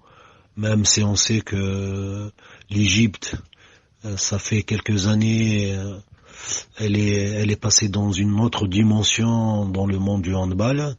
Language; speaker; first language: French; non-native, local second language; Arabic